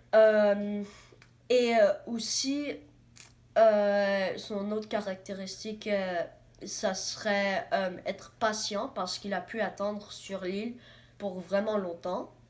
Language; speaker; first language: French; non-native, learner; English